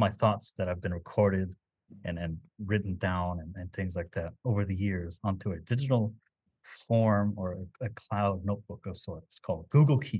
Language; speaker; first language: English; early bilingual, other home language; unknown